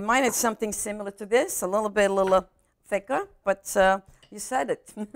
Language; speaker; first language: English; non-native, fluent; Italian